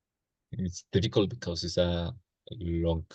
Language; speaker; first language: English; non-native, learner; Spanish